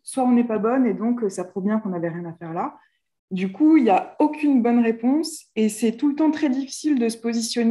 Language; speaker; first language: French; native; French